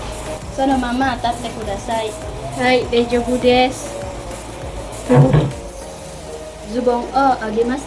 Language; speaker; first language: Japanese; non-native, learner; Indonesian